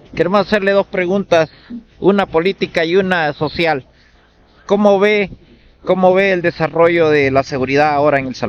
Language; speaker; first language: Spanish; native; Spanish